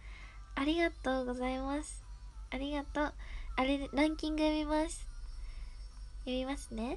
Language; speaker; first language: Japanese; native; Japanese